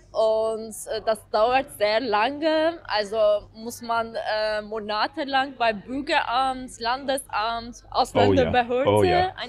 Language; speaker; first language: German; non-native, fluent; Turkish